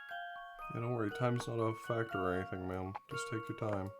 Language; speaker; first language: English; native; English